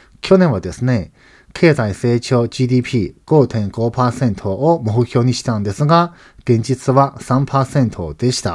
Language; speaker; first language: Japanese; non-native, fluent; Chinese